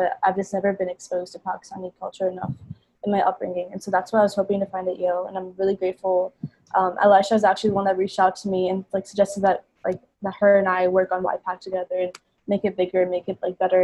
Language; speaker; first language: English; native; English